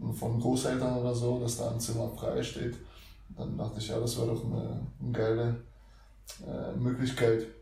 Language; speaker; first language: German; early bilingual, other home language; Russian